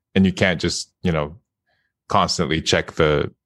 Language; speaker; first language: English; non-native, fluent; Japanese